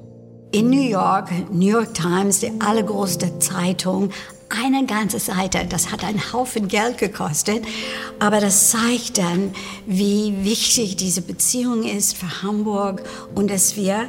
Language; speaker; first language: German; non-native, fluent; English